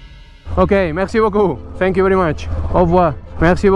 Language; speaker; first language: French; non-native, learner; Spanish